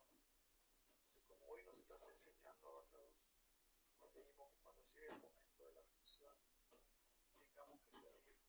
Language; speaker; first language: Spanish; native; Spanish